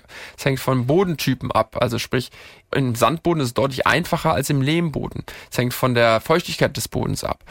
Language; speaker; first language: German; native; German